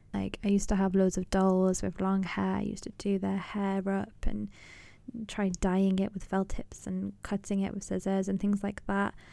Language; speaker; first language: English; early bilingual, other home language; Punjabi